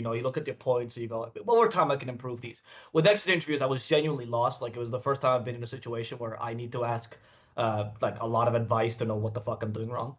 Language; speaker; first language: English; non-native, fluent; Spanish